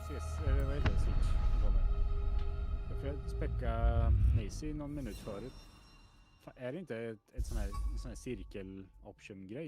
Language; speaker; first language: Swedish; native; Swedish